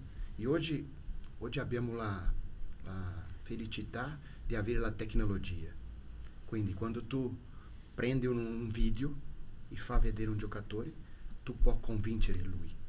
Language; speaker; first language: Italian; non-native, learner; Portuguese